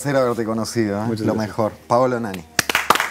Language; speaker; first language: Spanish; native; Spanish